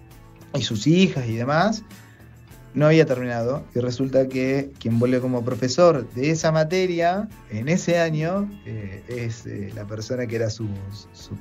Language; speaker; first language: Spanish; native; Spanish